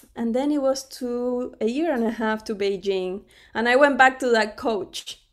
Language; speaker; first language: English; non-native, fluent; Spanish